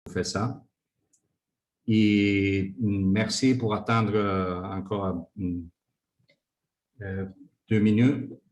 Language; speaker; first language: French; non-native, fluent; Spanish